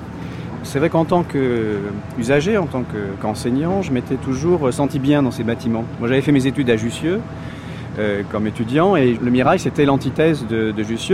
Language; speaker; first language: French; native; French